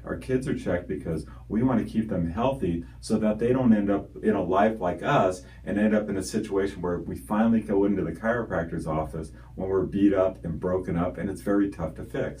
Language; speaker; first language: English; native; English